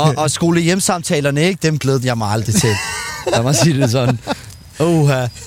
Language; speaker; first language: Danish; early bilingual, other home language; Albanian